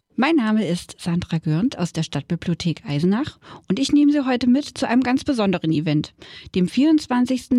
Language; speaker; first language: German; native; German